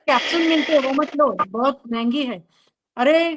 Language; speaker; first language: Hindi; non-native, local second language; Marathi